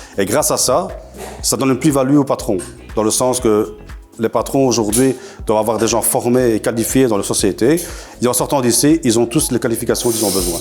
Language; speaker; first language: French; native; French